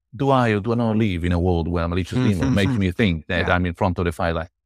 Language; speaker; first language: English; non-native, fluent; Italian